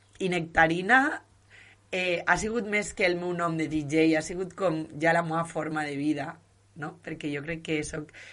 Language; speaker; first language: Catalan; native; Catalan